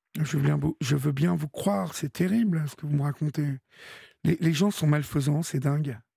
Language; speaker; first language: French; native; French